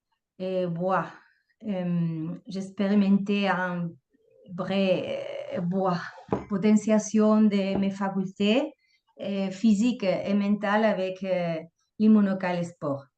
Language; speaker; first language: French; non-native, fluent; Spanish